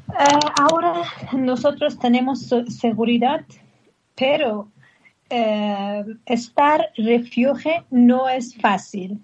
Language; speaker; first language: Spanish; non-native, learner; Persian